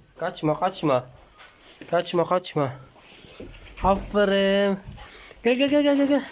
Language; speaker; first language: Turkish; non-native, learner; Filipino